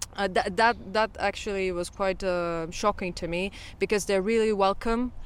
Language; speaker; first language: English; non-native, fluent; Persian